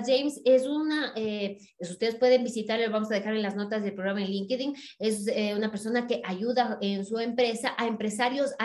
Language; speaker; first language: Spanish; native; Spanish